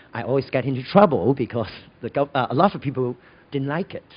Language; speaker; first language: English; non-native, local second language; Cantonese